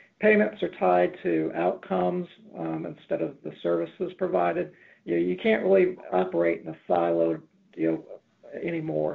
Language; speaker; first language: English; native; English